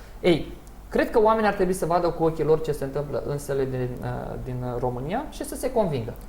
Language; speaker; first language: Romanian; native; Romanian